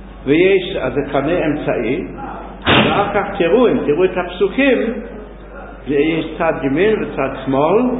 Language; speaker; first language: Hebrew; non-native, fluent; English